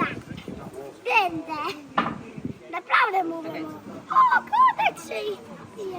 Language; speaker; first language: Polish; early bilingual, heritage; Polish